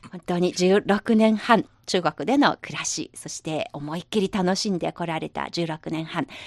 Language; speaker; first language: Japanese; non-native, fluent; Chinese